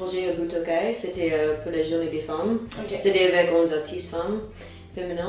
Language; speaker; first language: French; non-native, fluent; English